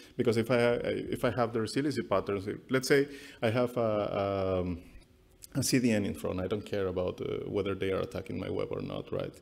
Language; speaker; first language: English; non-native, fluent; Spanish